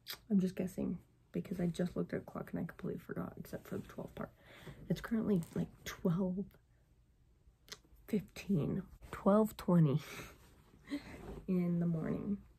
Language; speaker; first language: English; native; English